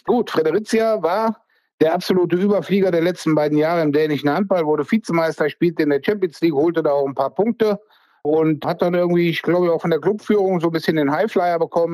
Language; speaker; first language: German; native; German